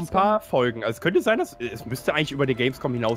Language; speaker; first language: German; native; German